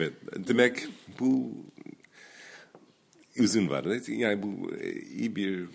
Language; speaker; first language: Turkish; non-native, fluent; English